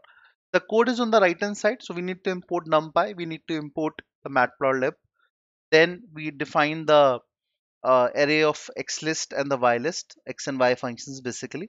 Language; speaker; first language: English; non-native, local second language; Hindi